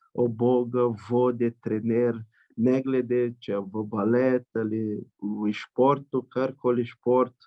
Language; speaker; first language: Slovenian; non-native, learner; Portuguese